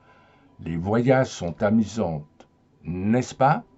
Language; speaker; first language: French; non-native, fluent; German